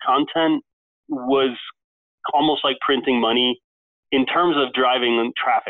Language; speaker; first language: English; native; English